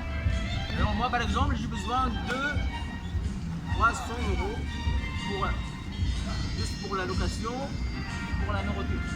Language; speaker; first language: French; non-native, learner; Arabic